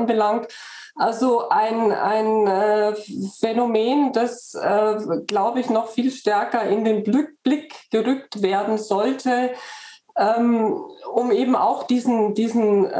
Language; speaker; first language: German; native; German